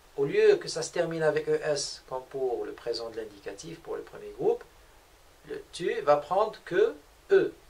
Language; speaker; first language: French; non-native, local second language; Arabic